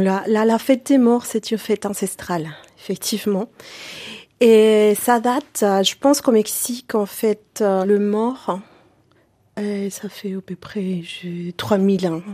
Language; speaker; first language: French; non-native, fluent; Spanish